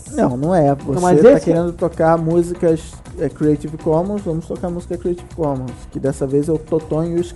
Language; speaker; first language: Portuguese; native; Portuguese